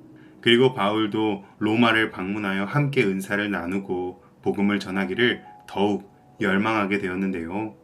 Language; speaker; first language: Korean; native; Korean